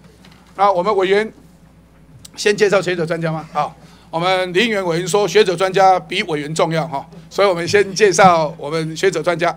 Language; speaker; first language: Chinese; native; Chinese